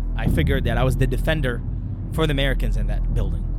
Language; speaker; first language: English; non-native, fluent; Arabic